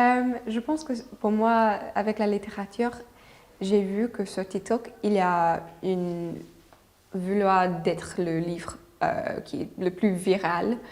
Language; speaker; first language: French; non-native, fluent; English